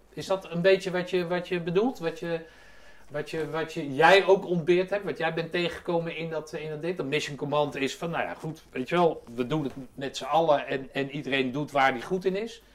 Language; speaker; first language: Dutch; native; Dutch